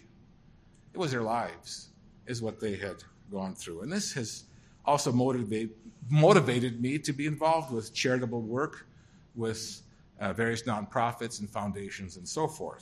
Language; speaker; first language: English; native; English